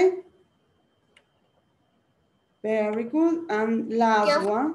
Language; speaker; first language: English; non-native, learner; Spanish